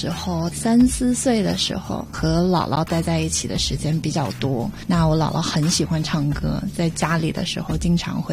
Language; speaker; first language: Chinese; native; Chinese